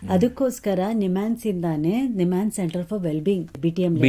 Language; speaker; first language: Kannada; non-native, local second language; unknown